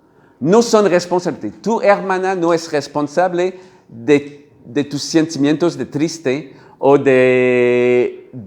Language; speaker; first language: Spanish; non-native, learner; French